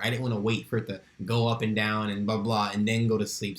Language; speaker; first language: English; native; English